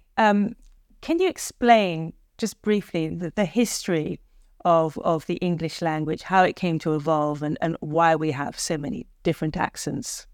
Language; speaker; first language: English; native; English